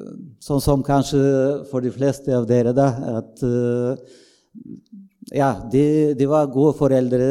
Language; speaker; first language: Norwegian; non-native, fluent; Bulgarian